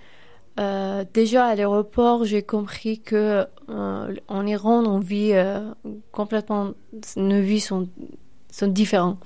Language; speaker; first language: French; non-native, fluent; Persian